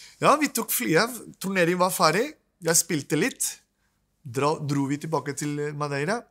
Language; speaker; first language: Norwegian; non-native, fluent; Spanish